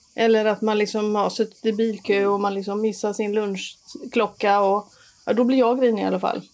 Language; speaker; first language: Swedish; native; Swedish